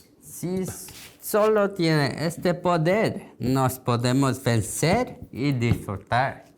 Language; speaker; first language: Spanish; non-native, learner; Korean